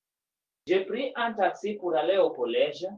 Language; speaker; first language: French; non-native, fluent; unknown